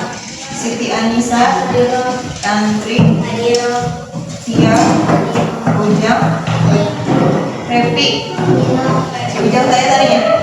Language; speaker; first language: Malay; non-native, local second language; Sundanese